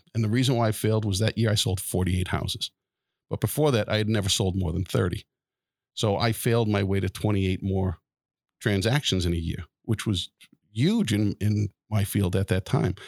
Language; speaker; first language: English; native; English